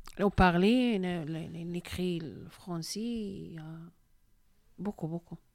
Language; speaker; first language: French; non-native, learner; Arabic